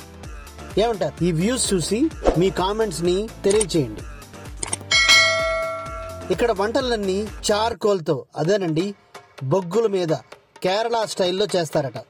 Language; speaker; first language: Telugu; native; Telugu